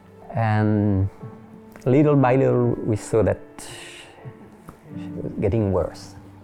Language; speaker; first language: English; non-native, fluent; French